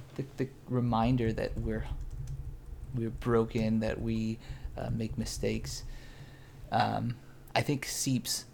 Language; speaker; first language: English; native; English